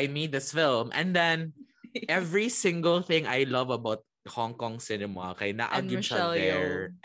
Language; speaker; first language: English; non-native, local second language; Cebuano